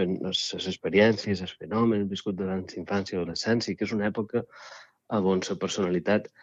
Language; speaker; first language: Catalan; native; Catalan